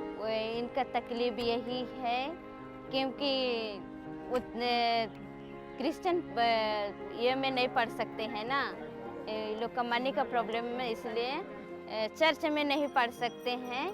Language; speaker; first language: Hindi; non-native, local second language; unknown